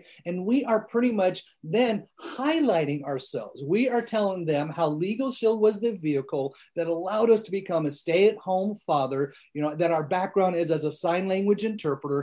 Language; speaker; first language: English; early bilingual, other home language; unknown